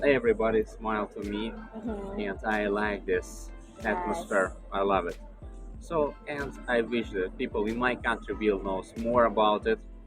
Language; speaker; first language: English; non-native, learner; Russian